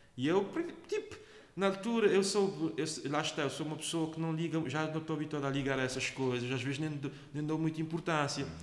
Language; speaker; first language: Portuguese; non-native, local second language; Kabuverdianu